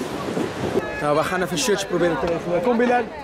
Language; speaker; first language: Dutch; native; Dutch